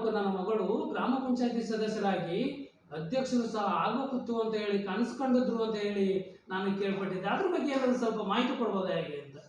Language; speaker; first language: Kannada; native; Kannada